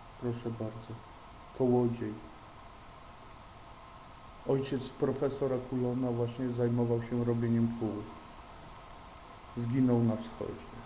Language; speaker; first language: Polish; native; Polish